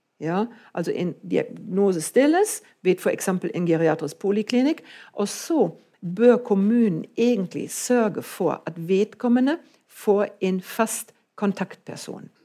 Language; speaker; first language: Norwegian; non-native, fluent; German